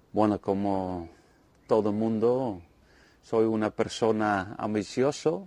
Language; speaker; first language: Spanish; non-native, fluent; Dutch